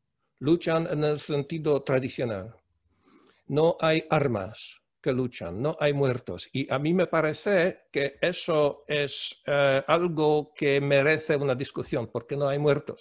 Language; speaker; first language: Spanish; non-native, fluent; Polish